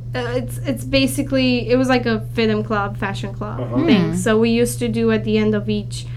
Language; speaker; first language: English; non-native, fluent; Romanian